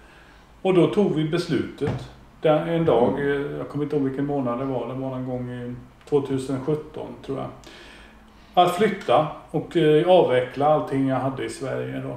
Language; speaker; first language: Swedish; native; Swedish